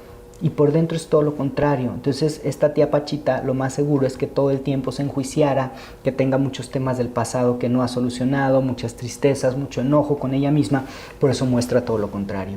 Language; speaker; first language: Spanish; native; Spanish